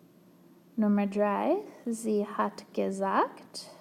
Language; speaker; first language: German; non-native, fluent; English